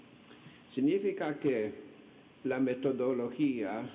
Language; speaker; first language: Spanish; non-native, fluent; Slovenian